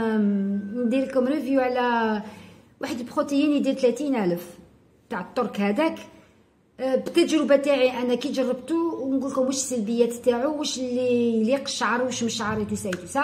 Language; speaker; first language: Arabic; native; Arabic